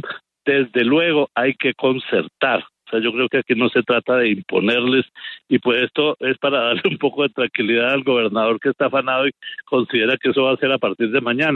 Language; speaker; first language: Spanish; native; Spanish